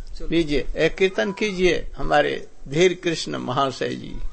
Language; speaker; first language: Hindi; native; Hindi